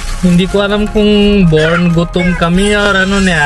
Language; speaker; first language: Filipino; non-native, learner; Hindi